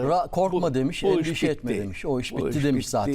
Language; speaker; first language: Turkish; native; Turkish